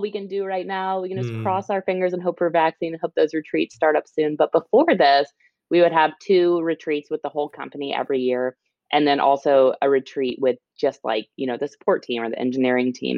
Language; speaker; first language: English; native; English